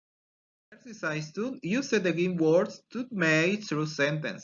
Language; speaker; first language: English; non-native, fluent; Spanish